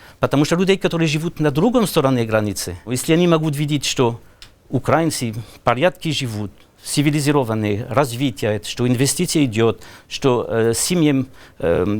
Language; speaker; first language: Russian; non-native, learner; French